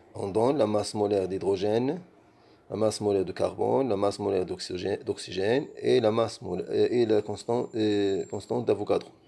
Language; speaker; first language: French; non-native, local second language; Arabic